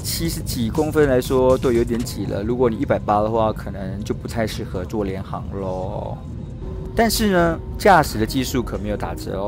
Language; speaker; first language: Chinese; native; Chinese